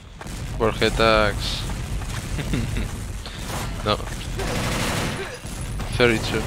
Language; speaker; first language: English; non-native, learner; Spanish